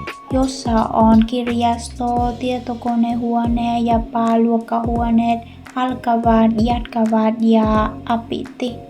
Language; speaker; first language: Finnish; non-native, learner; Vietnamese